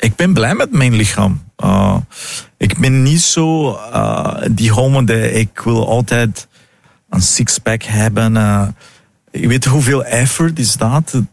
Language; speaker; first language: Dutch; non-native, fluent; Portuguese